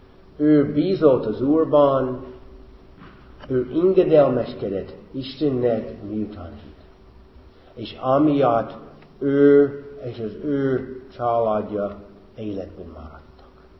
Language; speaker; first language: Hungarian; non-native, fluent; English